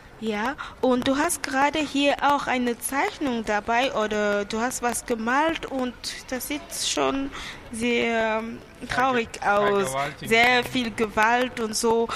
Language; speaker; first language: German; non-native, fluent; French